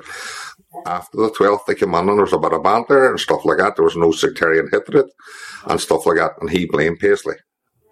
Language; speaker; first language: English; native; English